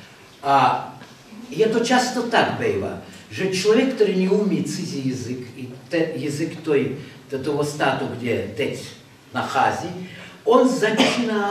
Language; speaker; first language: Czech; non-native, learner; Russian